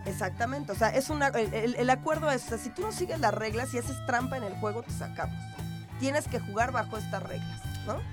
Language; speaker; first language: Spanish; native; Spanish